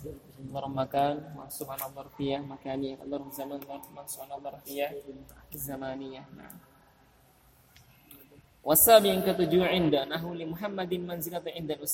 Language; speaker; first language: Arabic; non-native, fluent; Indonesian